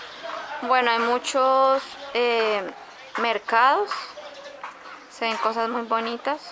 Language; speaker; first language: Spanish; native; Spanish